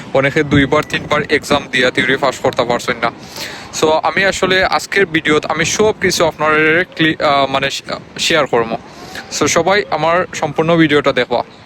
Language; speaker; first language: Bangla; non-native, local second language; Sylheti